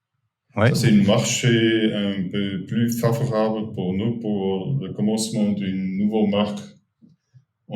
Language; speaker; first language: French; non-native, fluent; German